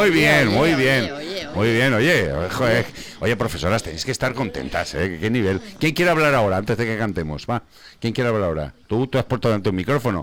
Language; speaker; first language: Spanish; native; Spanish